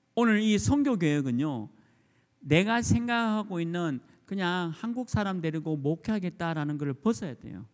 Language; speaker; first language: Korean; native; Korean